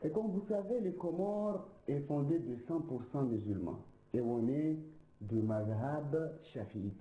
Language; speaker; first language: French; non-native, local second language; Ngazidja Comorian